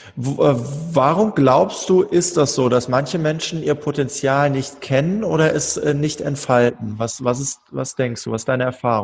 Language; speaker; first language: German; native; German